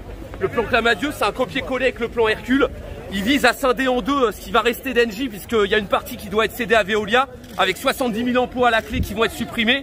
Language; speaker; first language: French; native; French